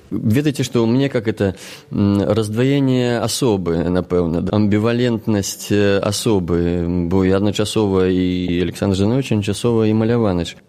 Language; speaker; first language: Belarusian; native; Belarusian